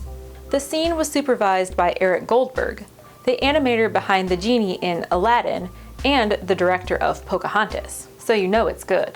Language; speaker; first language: English; native; English